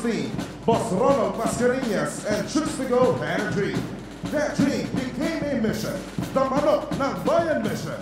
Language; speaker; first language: English; non-native, local second language; Filipino